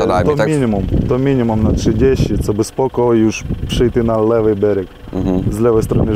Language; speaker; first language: Polish; non-native, learner; Ukrainian